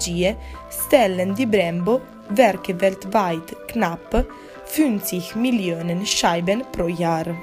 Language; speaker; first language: German; non-native, learner; Italian